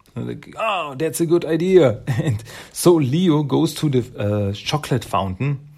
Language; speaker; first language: English; non-native, fluent; German